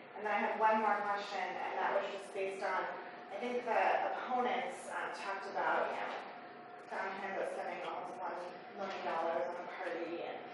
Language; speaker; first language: English; native; English